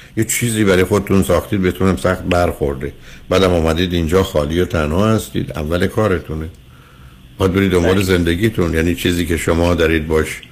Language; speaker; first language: Persian; native; Persian